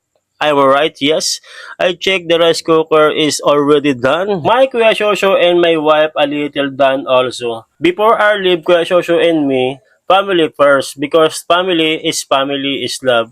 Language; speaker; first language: English; non-native, learner; Filipino